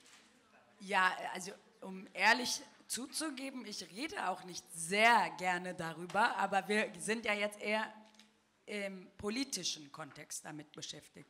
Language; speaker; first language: German; early bilingual, other home language; Turkish